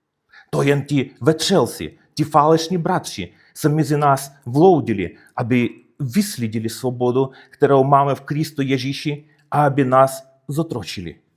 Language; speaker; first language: Czech; non-native, fluent; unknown